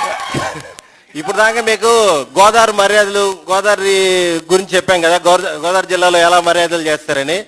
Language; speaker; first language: Telugu; native; Telugu